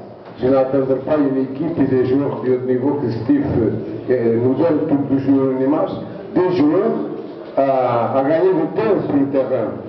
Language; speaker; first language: French; non-native, fluent; Portuguese